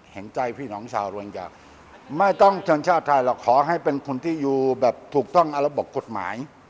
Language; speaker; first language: Thai; non-native, fluent; Rohingya